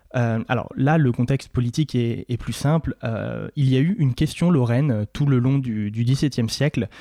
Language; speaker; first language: French; native; French